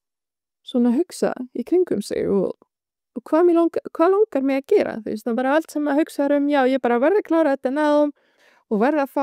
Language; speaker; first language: Icelandic; non-native, fluent; Arabic